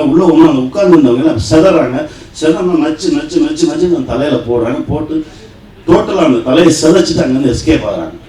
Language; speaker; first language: Tamil; native; Tamil